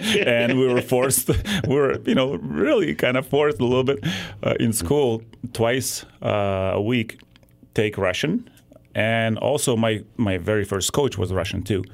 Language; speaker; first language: English; non-native, fluent; Lithuanian